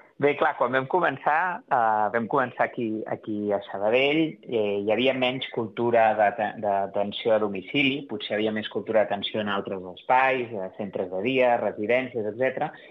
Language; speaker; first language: Catalan; native; Catalan